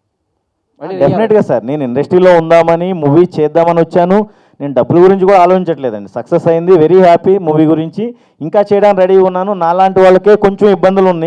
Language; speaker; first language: Telugu; native; Telugu